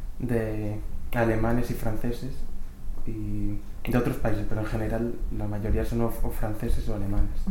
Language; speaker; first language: Spanish; native; Spanish